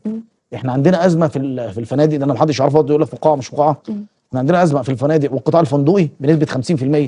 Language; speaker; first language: Arabic; native; Arabic